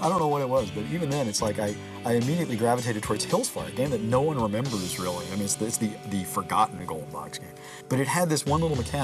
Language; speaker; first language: English; native; English